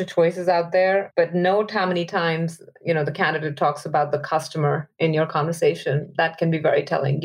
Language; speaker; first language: English; non-native, local second language; Hindi